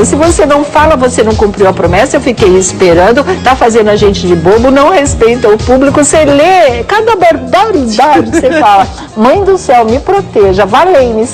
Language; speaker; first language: Portuguese; native; Portuguese